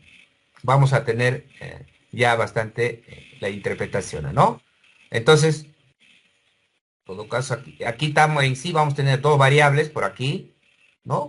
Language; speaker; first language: Spanish; native; Spanish